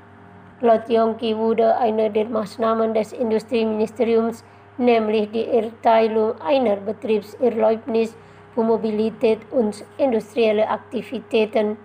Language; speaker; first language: German; non-native, fluent; Indonesian